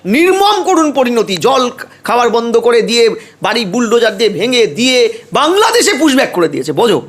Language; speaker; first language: Bangla; native; Bangla